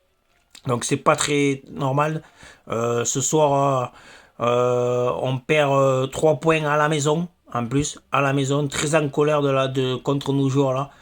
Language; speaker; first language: French; native; French